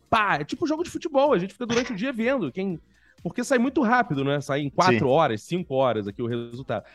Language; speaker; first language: Portuguese; native; Portuguese